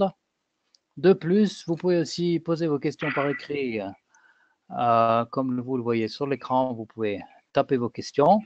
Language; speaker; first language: French; native; French